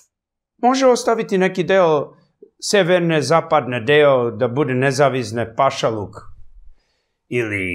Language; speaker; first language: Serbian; early bilingual, heritage; English